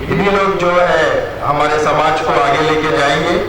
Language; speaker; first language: Hindi; non-native, local second language; Malayalam